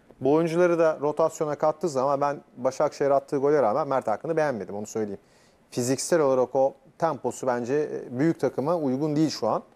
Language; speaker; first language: Turkish; native; Turkish